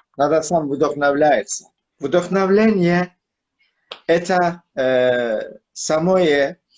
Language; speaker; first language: Russian; non-native, learner; Turkish